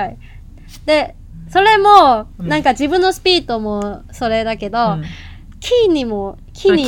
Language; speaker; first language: Japanese; non-native, fluent; Cantonese